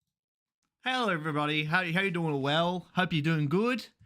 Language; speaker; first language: English; native; English